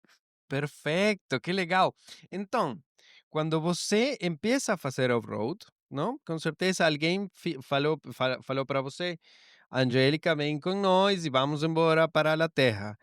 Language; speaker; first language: Portuguese; non-native, learner; Spanish